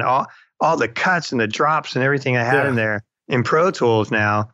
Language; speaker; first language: English; native; English